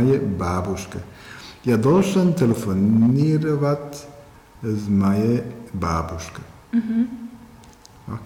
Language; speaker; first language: Russian; non-native, learner; German